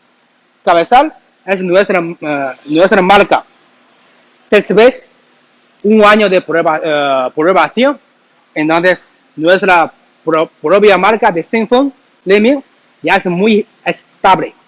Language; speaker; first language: Spanish; non-native, learner; Chinese